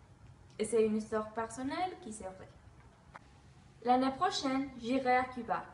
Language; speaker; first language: French; non-native, learner; Spanish